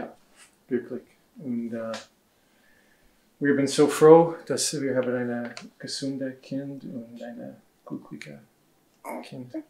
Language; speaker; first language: German; non-native, learner; English